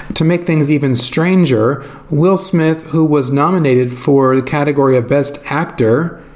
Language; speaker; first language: English; native; English